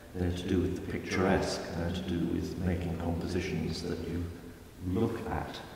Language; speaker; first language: English; native; English